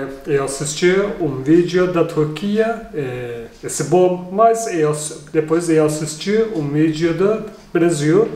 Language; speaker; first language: Portuguese; non-native, learner; Turkish